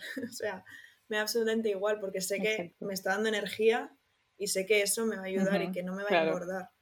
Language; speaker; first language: Spanish; native; Spanish